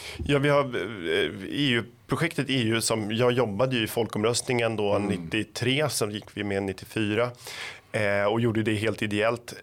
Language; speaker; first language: Swedish; native; Swedish